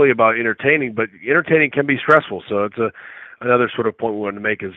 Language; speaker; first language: English; native; English